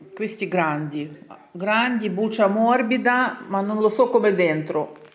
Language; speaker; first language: Italian; non-native, learner; Ukrainian